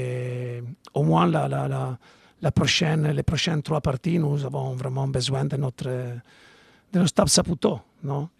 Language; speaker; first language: French; non-native, fluent; Italian